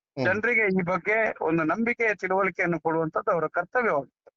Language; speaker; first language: Kannada; non-native, local second language; Tulu